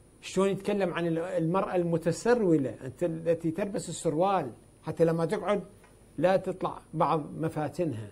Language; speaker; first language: Arabic; native; Arabic